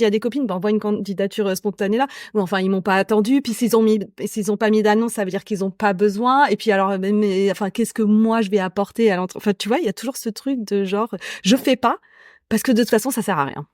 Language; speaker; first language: French; native; French